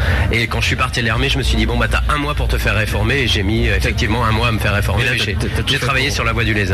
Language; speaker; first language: French; native; French